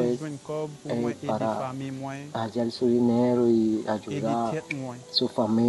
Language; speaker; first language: Spanish; non-native, learner; Haitian Creole